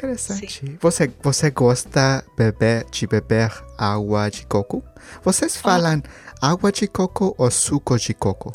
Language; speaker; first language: Portuguese; non-native, learner; Spanish